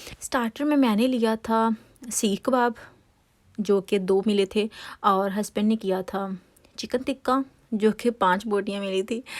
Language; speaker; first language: Urdu; native; Urdu